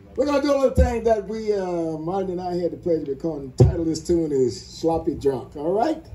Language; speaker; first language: English; native; English